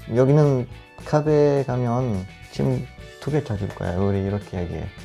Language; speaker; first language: Korean; non-native, learner; Italian